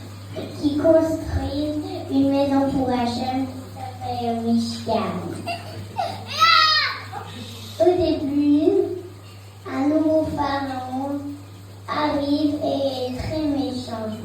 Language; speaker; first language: French; early bilingual, heritage; French